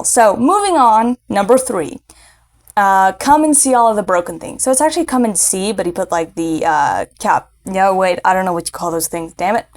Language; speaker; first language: English; native; English